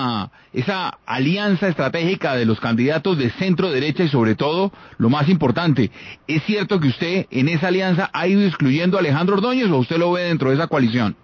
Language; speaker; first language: Spanish; native; Spanish